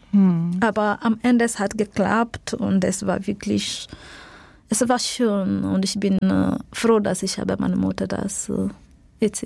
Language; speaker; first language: German; non-native, fluent; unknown